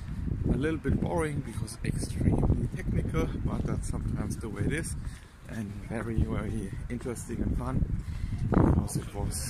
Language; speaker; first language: English; non-native, fluent; German